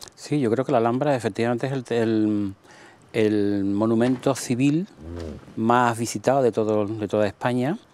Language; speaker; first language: Spanish; native; Spanish